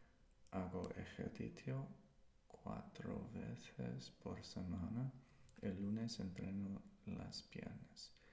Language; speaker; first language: Spanish; non-native, learner; English